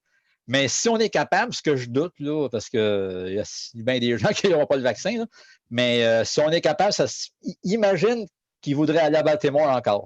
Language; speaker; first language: French; native; French